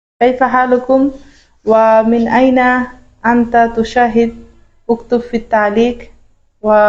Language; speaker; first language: Arabic; non-native, learner; Bangla